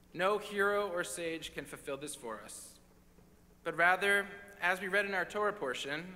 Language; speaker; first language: English; native; English